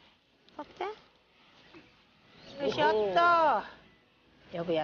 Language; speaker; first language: Japanese; native; Japanese